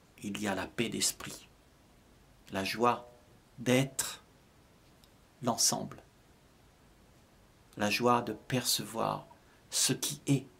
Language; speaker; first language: French; native; French